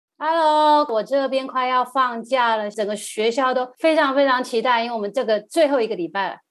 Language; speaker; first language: Chinese; native; Chinese